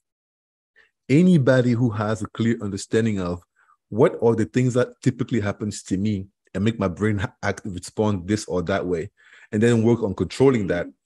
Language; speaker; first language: English; non-native, local second language; French